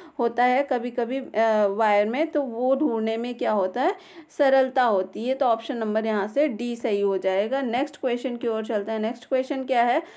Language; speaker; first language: Hindi; native; Hindi